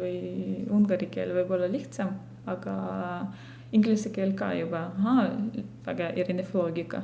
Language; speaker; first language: Estonian; non-native, fluent; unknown